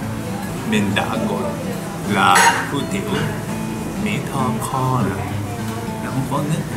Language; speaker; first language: Vietnamese; non-native, learner; Japanese